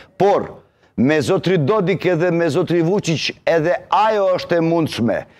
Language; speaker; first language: Albanian; non-native, local second language; Serbian